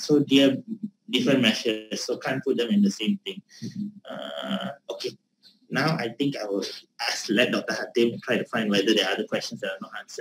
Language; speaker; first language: English; non-native, local second language; Malay